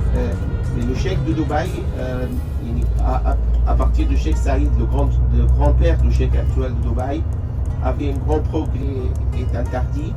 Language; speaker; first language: French; non-native, fluent; Arabic